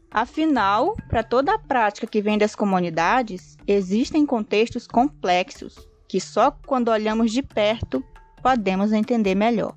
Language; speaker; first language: Portuguese; native; Portuguese